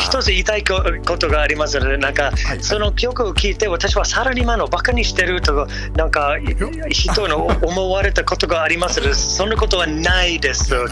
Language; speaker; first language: Japanese; non-native, learner; English